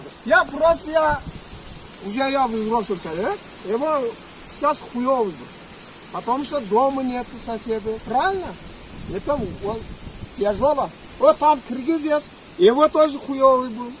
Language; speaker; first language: Russian; non-native, learner; Kyrgyz